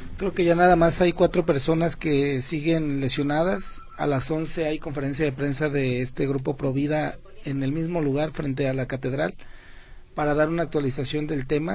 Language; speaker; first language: Spanish; native; Spanish